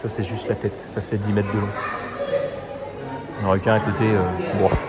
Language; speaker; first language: French; native; French